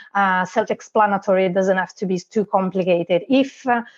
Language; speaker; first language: English; non-native, fluent; Italian